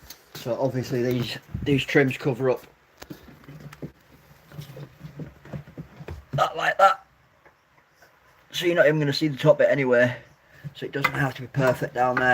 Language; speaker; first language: English; native; English